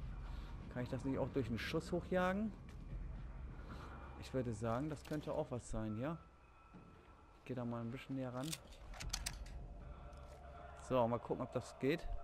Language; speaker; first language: German; native; German